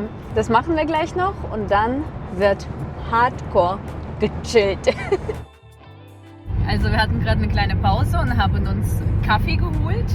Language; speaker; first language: German; non-native, fluent; Russian